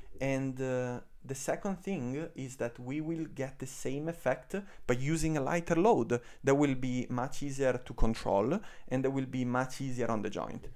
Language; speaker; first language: English; non-native, fluent; Italian